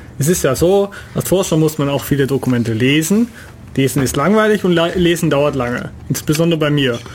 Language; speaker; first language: German; non-native, fluent; Dutch